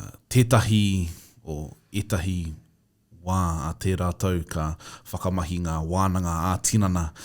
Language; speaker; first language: Māori; non-native, learner; English